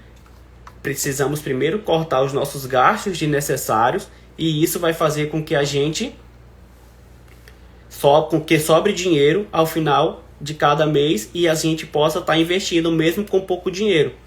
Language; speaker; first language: Portuguese; native; Portuguese